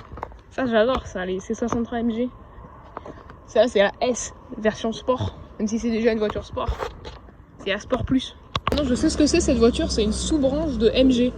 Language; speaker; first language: French; native; French